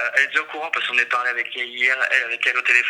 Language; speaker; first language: French; native; French